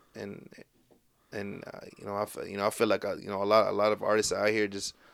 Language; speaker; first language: English; native; English